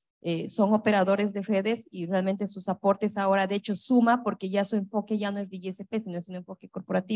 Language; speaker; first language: Spanish; native; Spanish